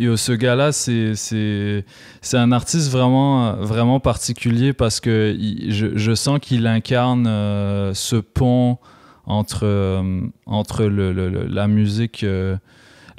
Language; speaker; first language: French; native; French